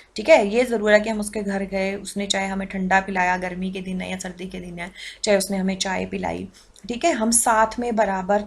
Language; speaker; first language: Hindi; native; Hindi